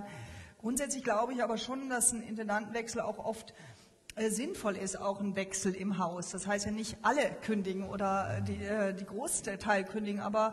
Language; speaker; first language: German; native; German